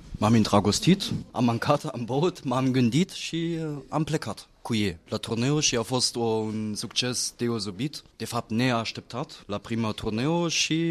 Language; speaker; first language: Romanian; non-native, fluent; German